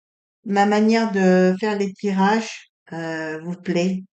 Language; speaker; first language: French; native; French